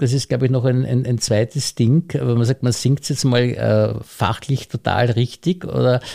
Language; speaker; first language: German; native; German